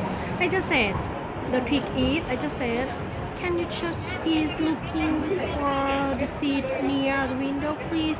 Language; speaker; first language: English; non-native, learner; Thai